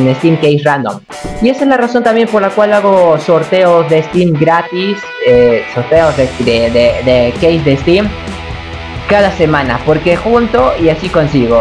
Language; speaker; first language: Spanish; native; Spanish